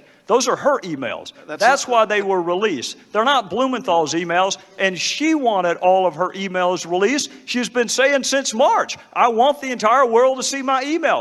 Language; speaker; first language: English; native; English